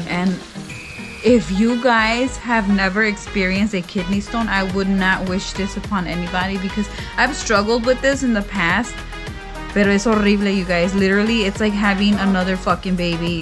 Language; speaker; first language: English; early bilingual, other home language; Spanish